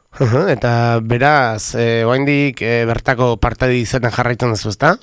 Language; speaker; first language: Basque; native; Basque